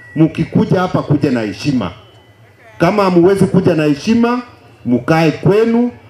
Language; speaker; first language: Swahili; non-native, local second language; Gusii